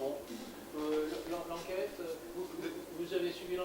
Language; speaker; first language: French; native; French